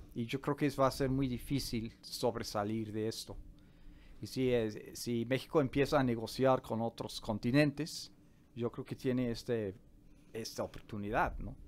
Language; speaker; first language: Spanish; non-native, fluent; English